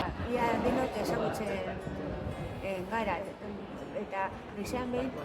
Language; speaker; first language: Basque; non-native, fluent; Spanish